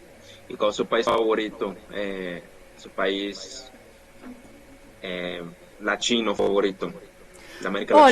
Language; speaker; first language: Portuguese; non-native, fluent; Spanish